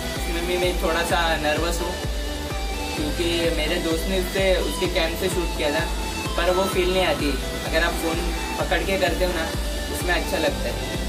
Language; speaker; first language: Hindi; non-native, local second language; Marathi